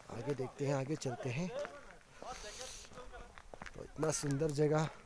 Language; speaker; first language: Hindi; non-native, local second language; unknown